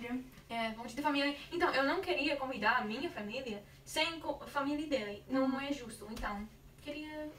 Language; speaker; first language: Portuguese; non-native, learner; English